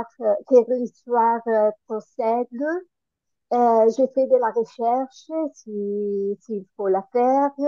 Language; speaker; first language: French; non-native, learner; Italian